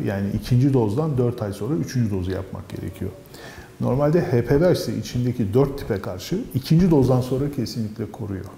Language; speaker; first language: Turkish; native; Turkish